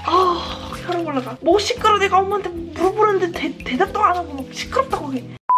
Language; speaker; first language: Korean; early bilingual, heritage; Korean